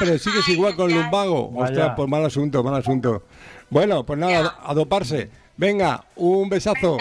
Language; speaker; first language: Spanish; native; Spanish